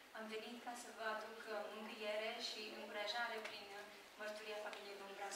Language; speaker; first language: Romanian; non-native, fluent; Japanese